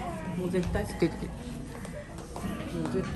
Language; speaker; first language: Japanese; native; Japanese